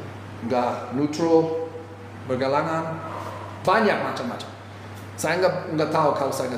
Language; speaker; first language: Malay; non-native, fluent; English